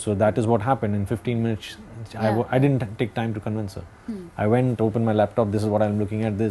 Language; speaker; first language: English; non-native, local second language; Hindi